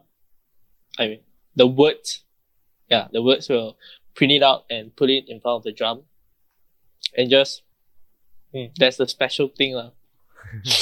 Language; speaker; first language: English; non-native, local second language; Chinese